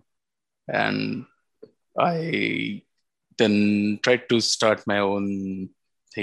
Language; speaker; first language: English; non-native, local second language; Marathi